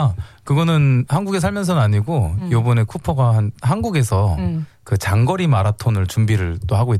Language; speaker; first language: Korean; native; Korean